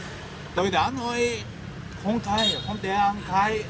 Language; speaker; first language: Vietnamese; non-native, learner; Japanese